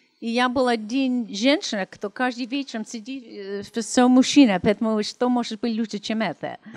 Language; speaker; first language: Russian; non-native, learner; English